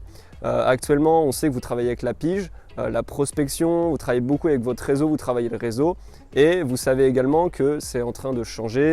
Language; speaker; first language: French; native; French